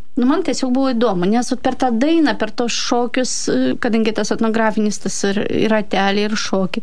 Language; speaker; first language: Lithuanian; non-native, fluent; Russian